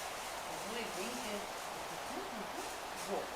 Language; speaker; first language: German; non-native, fluent; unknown